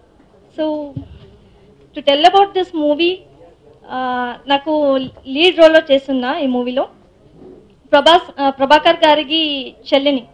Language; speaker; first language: Telugu; non-native, learner; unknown